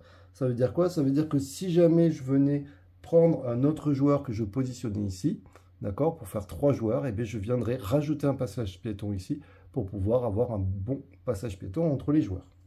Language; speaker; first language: French; native; French